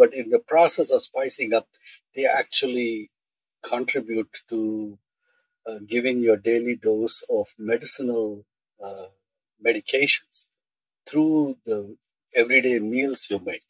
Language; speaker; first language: English; non-native, local second language; Tamil